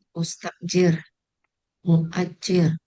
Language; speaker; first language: Arabic; non-native, learner; Malay